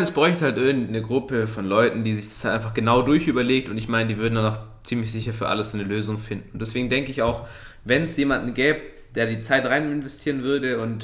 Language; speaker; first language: German; native; German